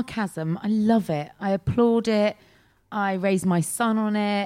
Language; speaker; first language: English; native; English